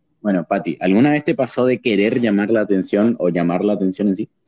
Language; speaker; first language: Spanish; native; Spanish